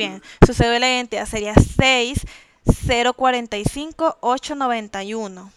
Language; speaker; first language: Spanish; native; Spanish